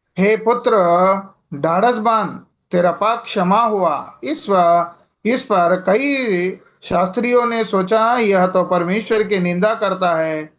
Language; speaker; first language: Hindi; non-native, local second language; Telugu